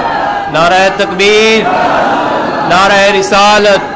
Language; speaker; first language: Urdu; native; Urdu